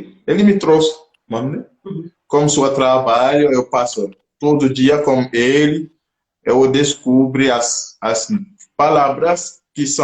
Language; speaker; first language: Portuguese; non-native, local second language; French